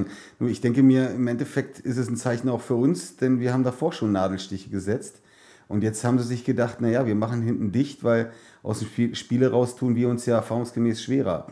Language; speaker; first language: German; native; German